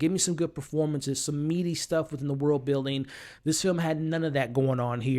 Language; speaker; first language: English; native; English